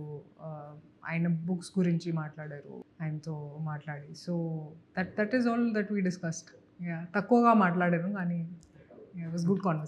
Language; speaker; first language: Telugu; non-native, fluent; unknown